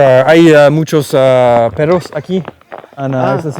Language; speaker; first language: Spanish; non-native, learner; English